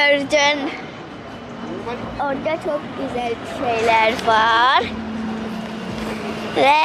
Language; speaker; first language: Turkish; early bilingual, heritage; Turkish